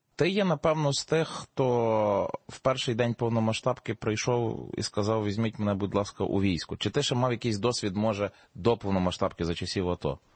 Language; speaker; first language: Ukrainian; native; Ukrainian